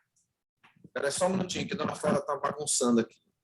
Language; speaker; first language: Portuguese; native; Portuguese